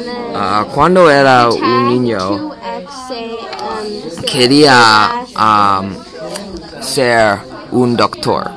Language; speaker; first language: Spanish; non-native, learner; English